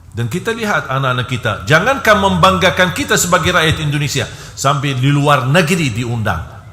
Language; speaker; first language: Indonesian; non-native, fluent; Arabic